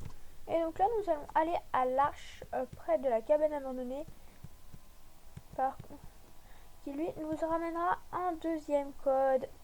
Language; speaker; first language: French; native; French